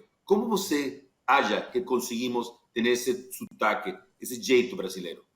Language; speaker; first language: Portuguese; non-native, fluent; Spanish